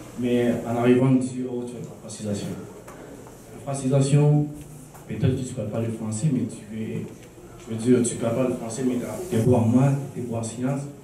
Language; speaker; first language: French; early bilingual, other home language; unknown